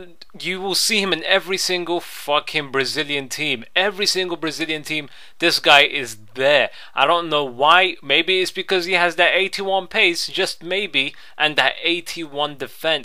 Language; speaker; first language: English; native; English